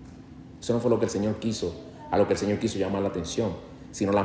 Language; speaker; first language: Spanish; native; Spanish